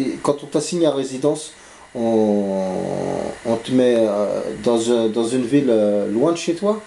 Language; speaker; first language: French; native; French